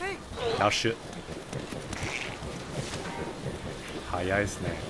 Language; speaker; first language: Japanese; non-native, fluent; English